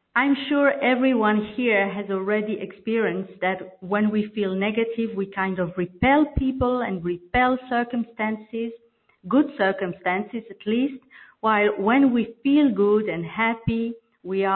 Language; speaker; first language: English; non-native, fluent; French